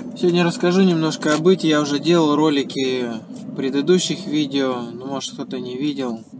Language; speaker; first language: Russian; native; Russian